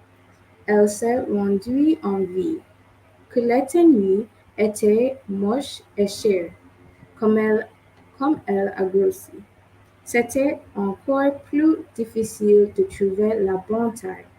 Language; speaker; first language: French; non-native, learner; English